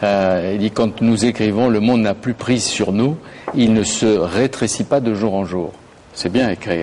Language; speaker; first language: French; native; French